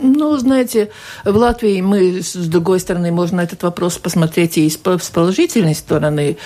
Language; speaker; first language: Russian; non-native, local second language; Latvian